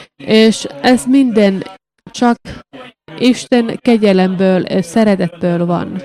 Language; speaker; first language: Hungarian; non-native, learner; Finnish